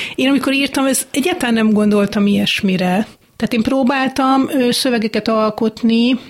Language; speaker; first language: Hungarian; native; Hungarian